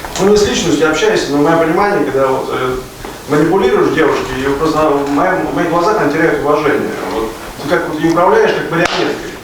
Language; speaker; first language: Russian; native; Russian